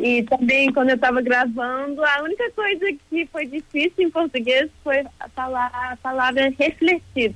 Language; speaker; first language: Portuguese; early bilingual, heritage; Portuguese